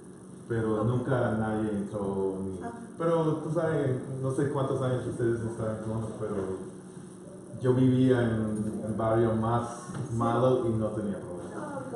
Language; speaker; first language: Spanish; non-native, fluent; English